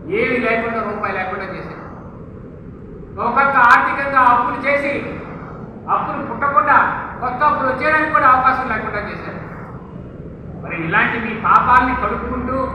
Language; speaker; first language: Telugu; native; Telugu